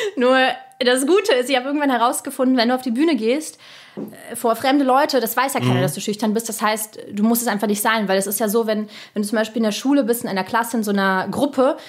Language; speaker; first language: German; early bilingual, other home language; Russian